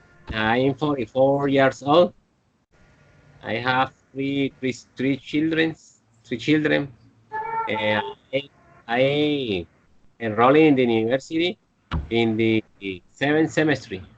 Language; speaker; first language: English; non-native, learner; Spanish